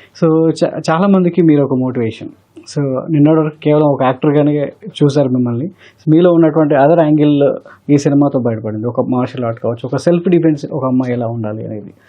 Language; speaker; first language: Telugu; native; Telugu